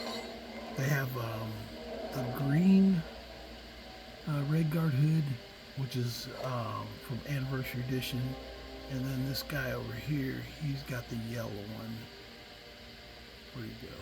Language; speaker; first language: English; native; English